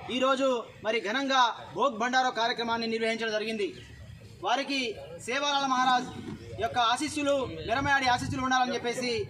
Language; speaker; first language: Telugu; non-native, local second language; Lambadi